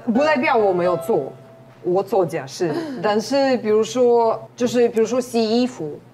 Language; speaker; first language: Chinese; non-native, fluent; Ukrainian